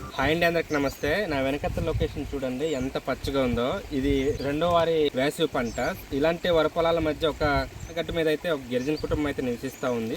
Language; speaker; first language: Telugu; non-native, local second language; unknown